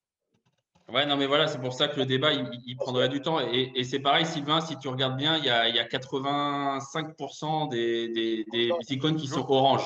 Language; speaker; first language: French; native; French